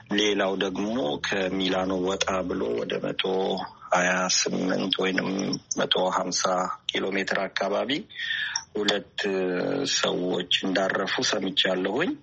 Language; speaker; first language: Amharic; non-native, local second language; Italian